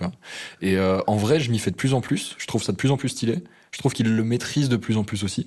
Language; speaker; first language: French; native; French